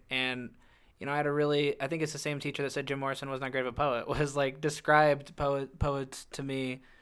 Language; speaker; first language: English; native; English